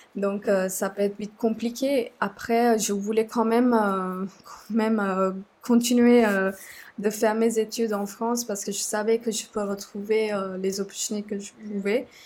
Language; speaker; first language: French; non-native, fluent; Sinhala